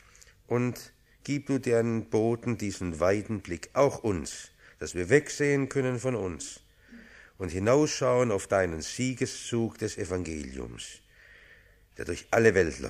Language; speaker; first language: German; native; German